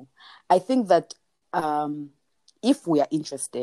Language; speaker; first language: English; non-native, local second language; Nyankole